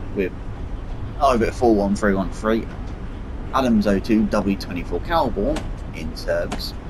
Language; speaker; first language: English; native; English